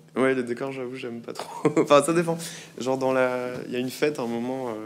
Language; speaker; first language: French; native; French